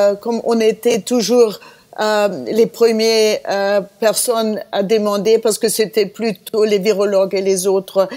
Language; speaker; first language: French; non-native, fluent; German